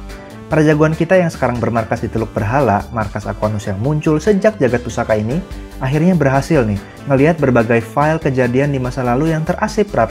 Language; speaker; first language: Indonesian; native; Indonesian